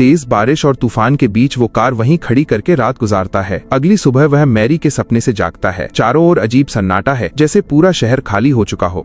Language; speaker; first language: Hindi; native; Hindi